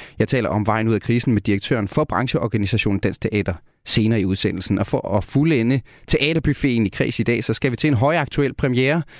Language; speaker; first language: Danish; native; Danish